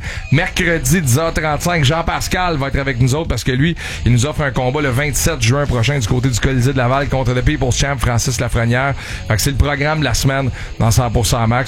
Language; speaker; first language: French; native; French